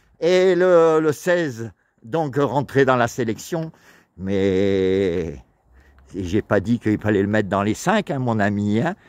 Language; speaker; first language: French; native; French